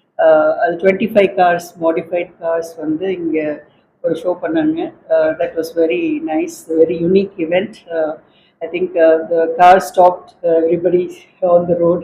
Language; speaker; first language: Tamil; native; Tamil